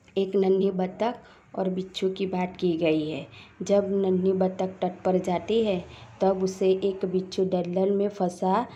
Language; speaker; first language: Hindi; non-native, local second language; Gujarati